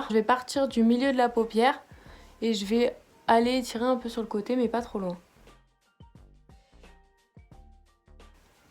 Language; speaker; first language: French; native; French